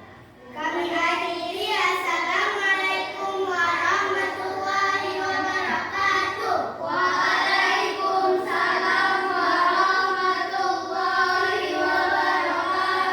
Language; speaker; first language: Indonesian; native; Indonesian